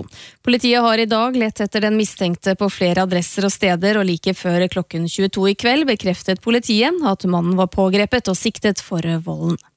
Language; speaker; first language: Norwegian; native; Norwegian